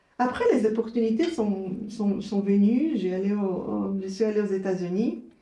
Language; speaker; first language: French; non-native, fluent; Portuguese